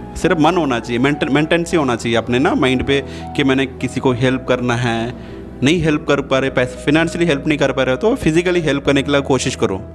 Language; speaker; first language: Hindi; non-native, local second language; Tamil